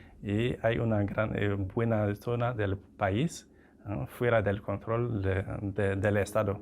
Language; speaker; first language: Spanish; non-native, fluent; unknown